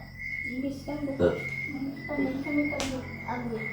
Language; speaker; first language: English; non-native, learner; Cebuano